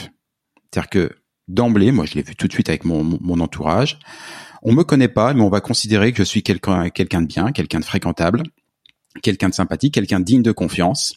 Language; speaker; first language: French; native; French